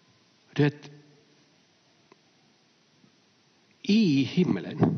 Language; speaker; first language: Swedish; non-native, fluent; Finnish